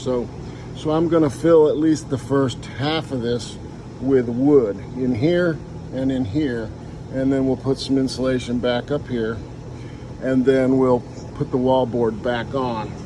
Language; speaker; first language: English; native; English